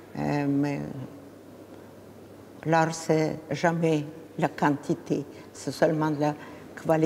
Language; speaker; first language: French; non-native, fluent; Russian